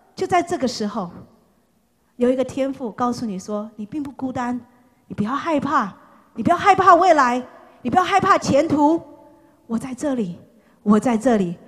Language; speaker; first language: Chinese; non-native, fluent; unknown